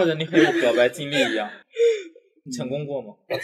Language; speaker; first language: Chinese; native; Chinese